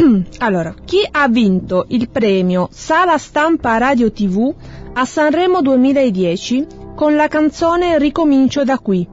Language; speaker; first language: Italian; native; Italian